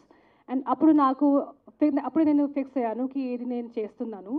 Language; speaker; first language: Telugu; non-native, local second language; Hindi